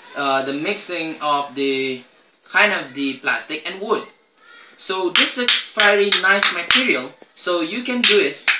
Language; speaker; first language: English; non-native, learner; Indonesian